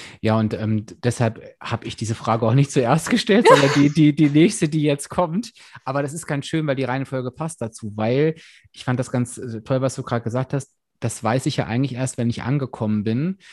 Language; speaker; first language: German; native; German